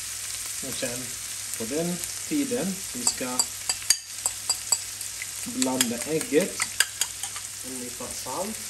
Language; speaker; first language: Swedish; non-native, learner; Arabic